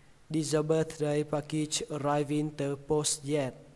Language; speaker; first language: English; non-native, fluent; Vietnamese